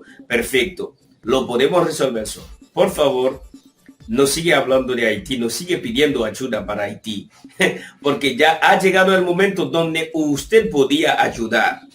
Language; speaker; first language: Spanish; non-native, fluent; Haitian Creole